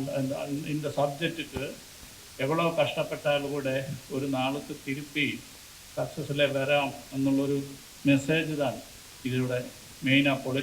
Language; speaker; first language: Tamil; non-native, learner; Malayalam